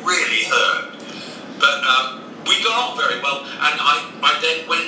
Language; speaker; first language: English; native; English